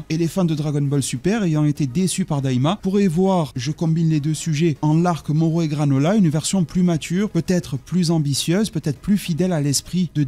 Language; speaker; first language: French; native; French